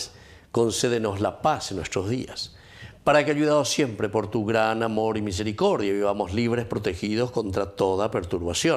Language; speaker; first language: Spanish; native; Spanish